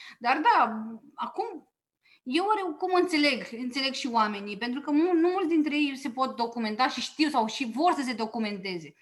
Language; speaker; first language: Romanian; native; Romanian